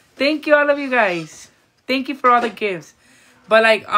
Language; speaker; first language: English; native; English